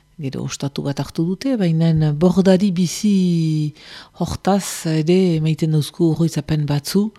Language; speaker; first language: Basque; native; Basque